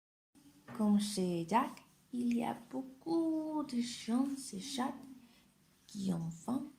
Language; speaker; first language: French; non-native, learner; Spanish